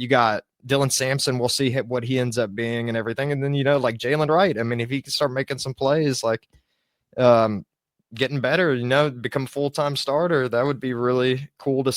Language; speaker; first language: English; native; English